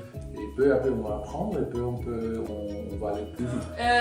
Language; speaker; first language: French; non-native, fluent; Dutch